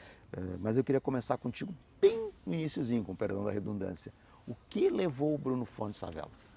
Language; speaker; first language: Portuguese; native; Portuguese